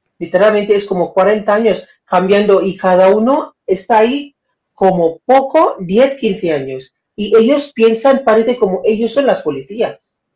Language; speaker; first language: Spanish; non-native, fluent; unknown